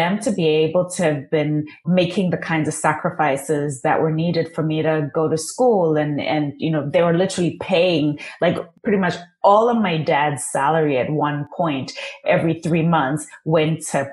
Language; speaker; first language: English; non-native, local second language; Shona